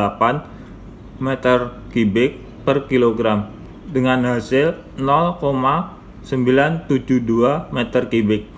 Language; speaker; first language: Indonesian; native; Indonesian